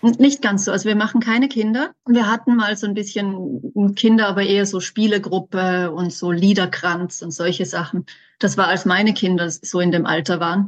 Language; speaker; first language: German; native; German